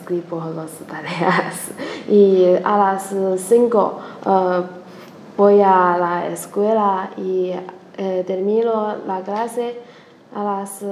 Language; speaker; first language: Spanish; non-native, learner; Chinese